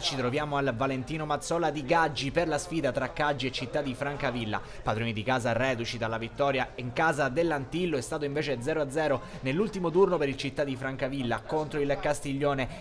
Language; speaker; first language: Italian; native; Italian